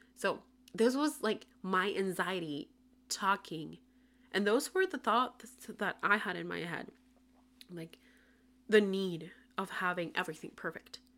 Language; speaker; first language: English; non-native, local second language; Spanish